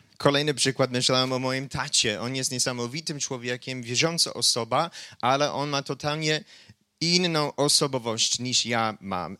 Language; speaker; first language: Polish; non-native, fluent; English